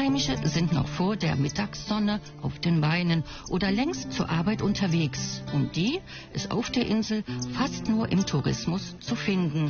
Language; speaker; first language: German; native; German